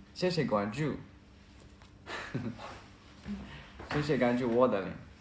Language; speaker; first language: Chinese; non-native, learner; Japanese